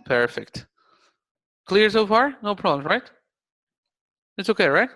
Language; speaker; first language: English; non-native, fluent; Spanish